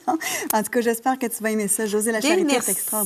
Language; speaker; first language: French; native; French